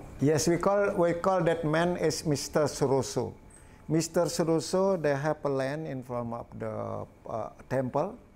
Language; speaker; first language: English; non-native, learner; Balinese